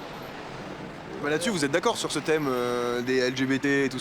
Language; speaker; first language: French; native; French